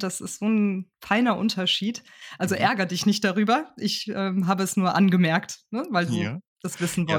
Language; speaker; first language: German; native; German